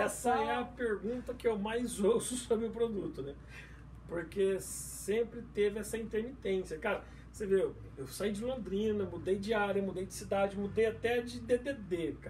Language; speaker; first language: Portuguese; native; Portuguese